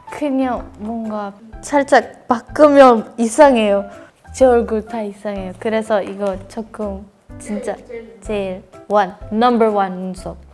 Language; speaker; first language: Korean; non-native, learner; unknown